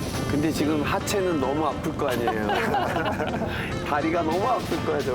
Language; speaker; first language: Korean; native; Korean